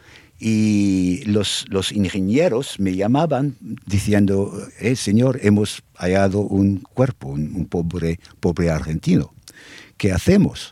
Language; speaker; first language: Spanish; non-native, fluent; English